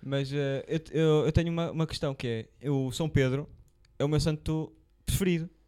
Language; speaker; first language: Portuguese; native; Portuguese